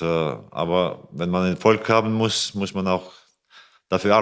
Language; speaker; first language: German; non-native, fluent; Latvian